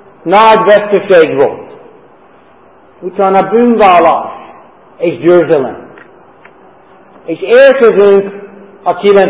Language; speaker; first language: Hungarian; non-native, fluent; English